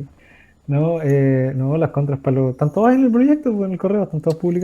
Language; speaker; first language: Spanish; native; Spanish